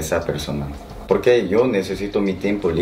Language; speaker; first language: Spanish; non-native, learner; Korean